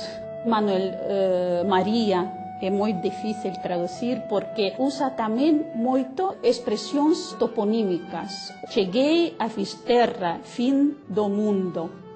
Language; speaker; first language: Galician; non-native, fluent; Russian